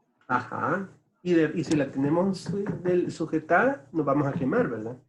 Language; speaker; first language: Spanish; native; Spanish